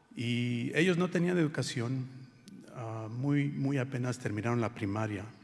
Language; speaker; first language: Spanish; early bilingual, heritage; Spanish